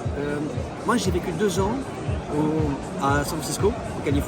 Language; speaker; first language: French; native; French